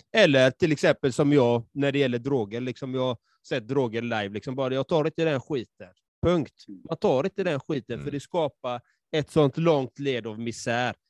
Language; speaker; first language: Swedish; native; Swedish